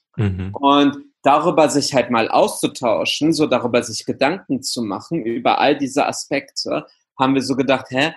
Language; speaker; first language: German; early bilingual, other home language; Arabic